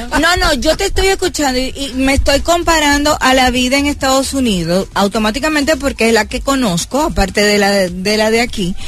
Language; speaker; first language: Spanish; native; Spanish